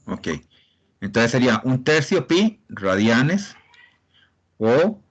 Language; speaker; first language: Spanish; native; Spanish